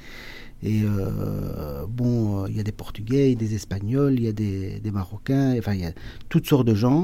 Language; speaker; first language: French; early bilingual, other home language; Spanish